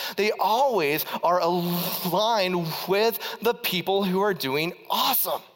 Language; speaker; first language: English; native; English